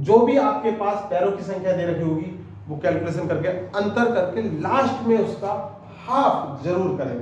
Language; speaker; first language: Hindi; native; Hindi